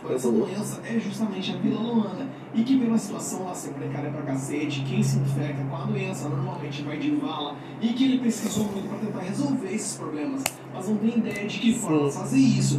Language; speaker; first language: Portuguese; native; Portuguese